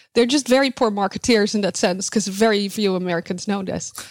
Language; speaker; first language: English; non-native, fluent; Dutch